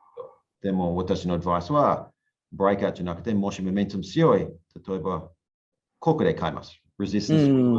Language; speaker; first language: Japanese; non-native, learner; English